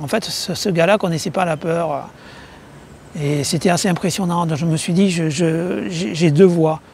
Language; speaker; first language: French; native; French